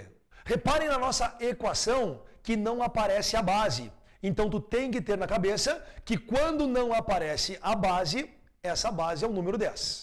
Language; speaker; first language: Portuguese; native; Portuguese